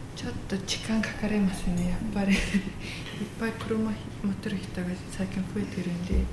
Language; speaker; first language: Japanese; non-native, fluent; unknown